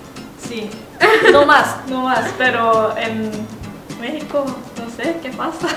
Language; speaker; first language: Spanish; non-native, fluent; Korean